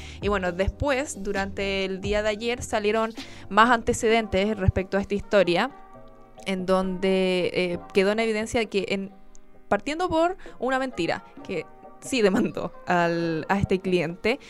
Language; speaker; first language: Spanish; native; Spanish